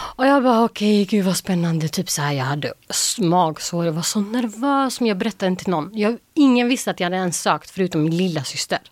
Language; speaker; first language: Swedish; early bilingual, other home language; Albanian